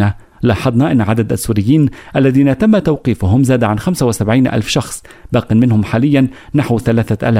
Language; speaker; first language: Arabic; native; Arabic